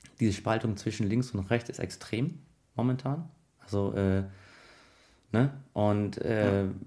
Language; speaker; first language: German; early bilingual, other home language; Arabic